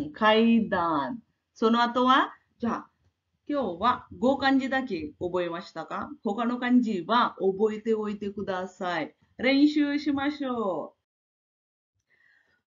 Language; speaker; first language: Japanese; non-native, fluent; Marathi